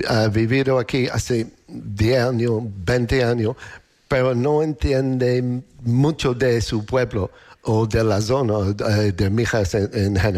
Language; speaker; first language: Spanish; non-native, fluent; English